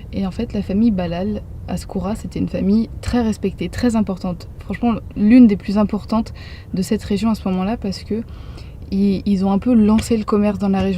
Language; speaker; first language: French; native; French